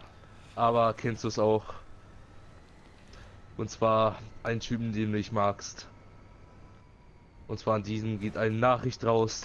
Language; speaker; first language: German; native; German